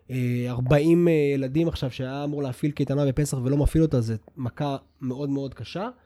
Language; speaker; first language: Hebrew; native; Hebrew